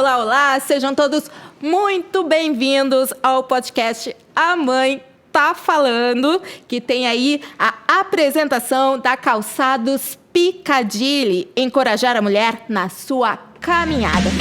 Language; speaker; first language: Portuguese; native; Portuguese